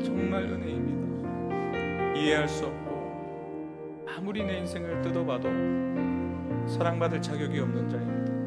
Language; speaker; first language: Korean; native; Korean